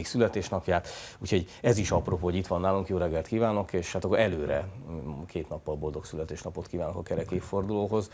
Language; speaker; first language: Hungarian; native; Hungarian